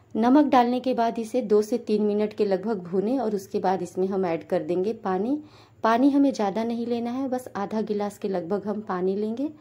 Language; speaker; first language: Hindi; native; Hindi